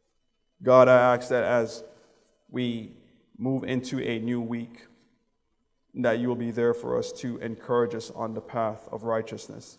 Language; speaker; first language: English; native; English